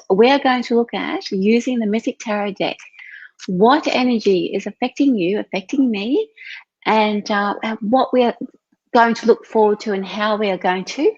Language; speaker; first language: English; native; English